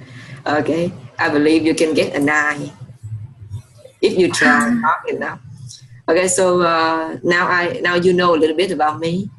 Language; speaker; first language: English; non-native, fluent; Vietnamese